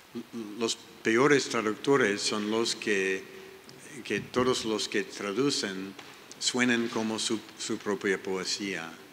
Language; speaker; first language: Spanish; non-native, learner; English